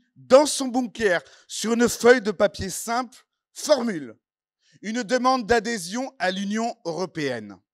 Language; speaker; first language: French; non-native, fluent; Ukrainian